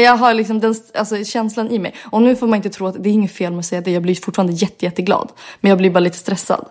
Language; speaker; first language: Swedish; native; Swedish